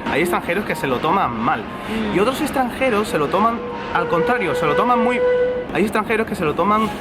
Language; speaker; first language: Spanish; native; Spanish